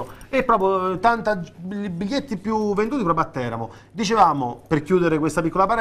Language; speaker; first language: Italian; native; Italian